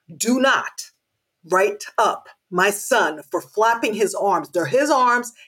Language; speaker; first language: English; native; English